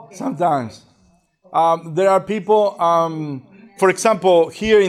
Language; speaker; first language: English; non-native, fluent; Spanish